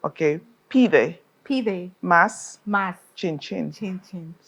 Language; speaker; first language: Spanish; non-native, fluent; English